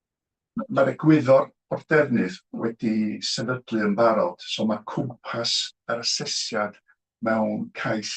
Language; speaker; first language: Welsh; native; Welsh